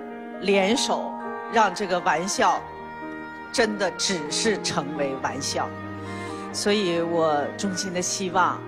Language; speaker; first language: Chinese; native; Chinese